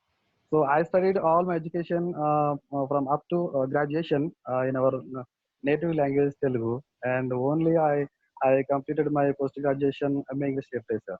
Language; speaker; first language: English; non-native, local second language; Telugu